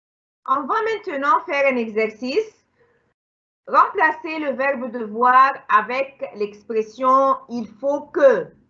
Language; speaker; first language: French; non-native, fluent; Arabic